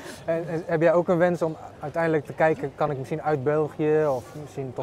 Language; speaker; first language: Dutch; native; Dutch